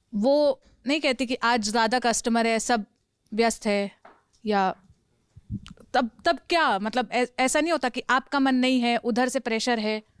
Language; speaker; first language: Hindi; native; Hindi